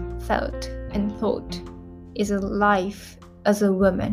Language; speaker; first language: English; non-native, fluent; Japanese